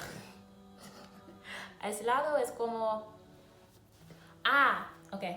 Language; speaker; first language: Spanish; non-native, learner; English